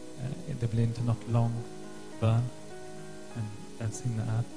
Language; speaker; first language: Swedish; non-native, fluent; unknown